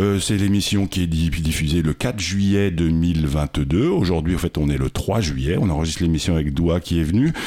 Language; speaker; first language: French; native; French